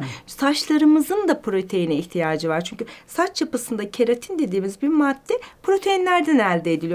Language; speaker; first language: Turkish; native; Turkish